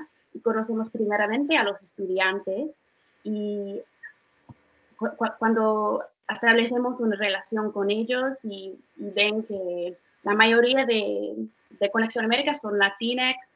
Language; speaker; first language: Spanish; non-native, fluent; English